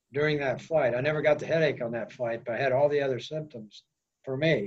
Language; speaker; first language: English; native; English